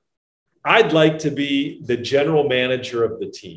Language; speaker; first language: English; native; English